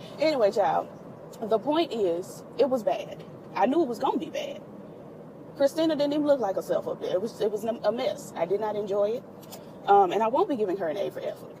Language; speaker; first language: English; native; English